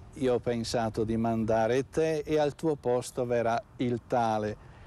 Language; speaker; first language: Italian; native; Italian